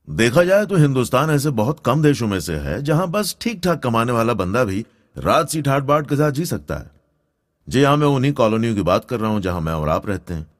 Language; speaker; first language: Hindi; non-native, local second language; Gujarati